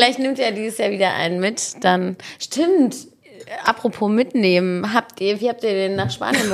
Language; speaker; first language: German; native; German